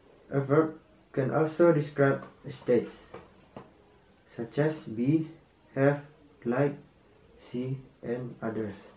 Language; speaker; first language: English; non-native, fluent; Indonesian